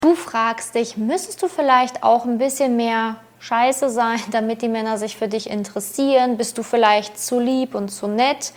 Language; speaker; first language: German; native; German